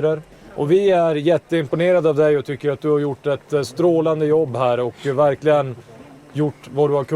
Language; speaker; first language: Swedish; native; Swedish